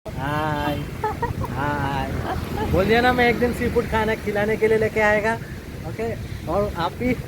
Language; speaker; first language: Hindi; non-native, learner; Bangla